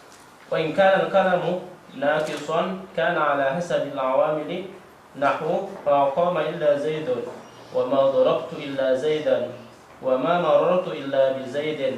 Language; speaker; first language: Arabic; non-native, learner; Indonesian